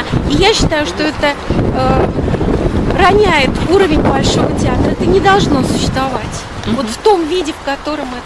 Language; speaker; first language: Russian; native; Russian